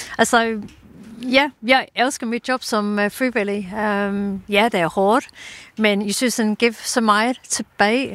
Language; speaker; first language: Danish; non-native, fluent; English